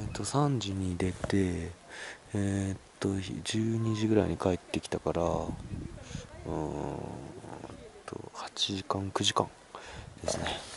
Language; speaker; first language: Japanese; native; Japanese